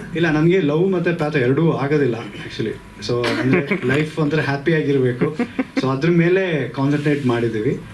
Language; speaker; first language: Kannada; native; Kannada